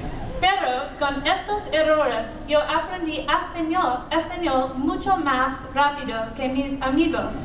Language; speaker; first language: Spanish; non-native, learner; English